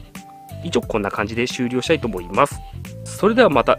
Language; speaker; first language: Japanese; native; Japanese